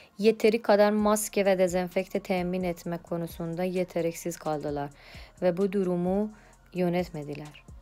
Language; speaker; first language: Turkish; non-native, learner; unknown